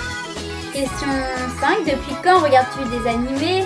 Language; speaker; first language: French; native; French